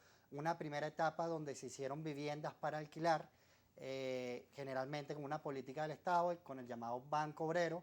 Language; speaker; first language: Spanish; native; Spanish